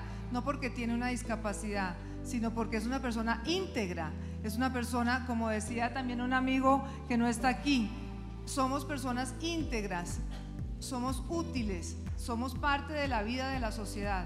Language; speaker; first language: Spanish; native; Spanish